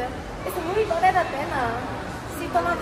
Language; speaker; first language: Spanish; non-native, learner; Japanese